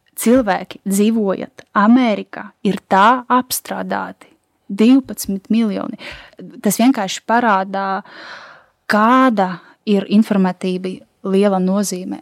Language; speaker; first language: Latvian; non-native, local second language; Russian